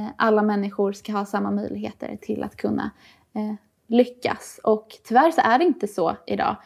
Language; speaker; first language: Swedish; early bilingual, other home language; Persian